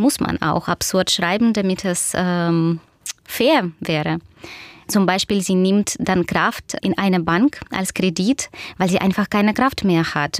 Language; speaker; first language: German; non-native, fluent; Russian